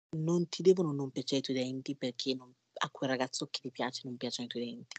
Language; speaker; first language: Italian; early bilingual, other home language; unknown